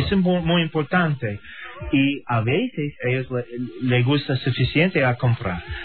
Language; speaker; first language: Spanish; non-native, learner; English